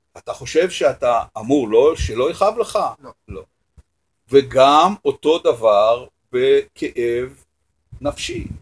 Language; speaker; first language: Hebrew; native; Hebrew